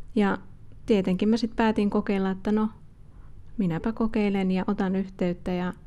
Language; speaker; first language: Finnish; native; Finnish